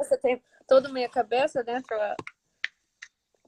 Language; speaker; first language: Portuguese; non-native, learner; English